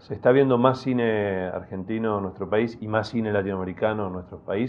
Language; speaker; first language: Spanish; native; Spanish